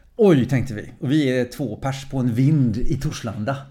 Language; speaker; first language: Swedish; early bilingual, other home language; English